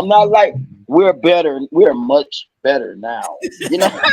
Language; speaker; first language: English; native; English